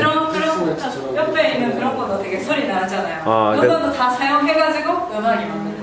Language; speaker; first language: Korean; non-native, fluent; Japanese